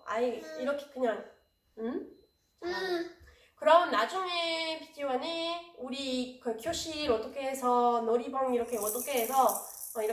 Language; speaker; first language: Korean; non-native, learner; French